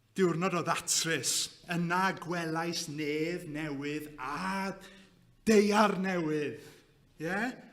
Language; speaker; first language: Welsh; native; Welsh